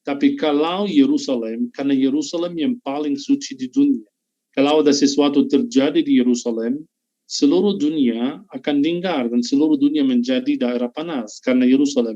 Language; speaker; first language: Indonesian; non-native, fluent; Arabic